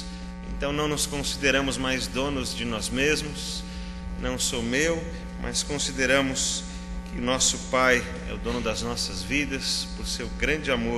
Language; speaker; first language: Portuguese; native; Portuguese